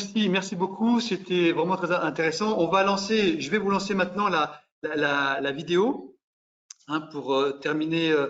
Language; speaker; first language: French; native; French